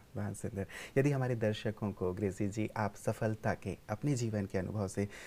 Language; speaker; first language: Hindi; native; Hindi